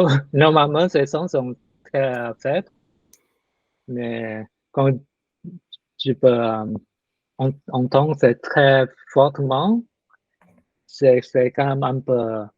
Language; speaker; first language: French; non-native, learner; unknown